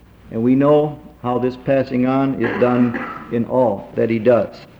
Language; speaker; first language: English; native; English